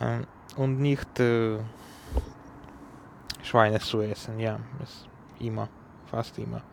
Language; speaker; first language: German; non-native, learner; Ukrainian